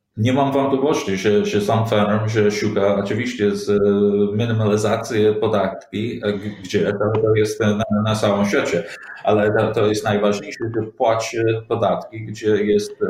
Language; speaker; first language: Polish; non-native, learner; English